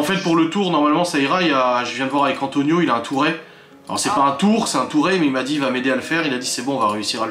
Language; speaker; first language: French; native; French